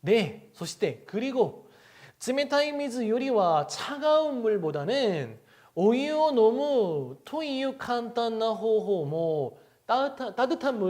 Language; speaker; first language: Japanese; non-native, fluent; Korean